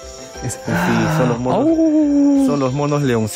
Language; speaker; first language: Spanish; native; Spanish